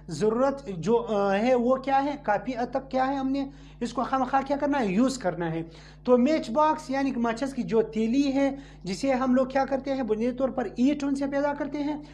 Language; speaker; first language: Urdu; non-native, local second language; Pashto